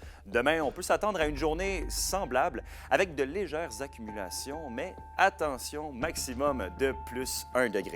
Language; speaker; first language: French; native; French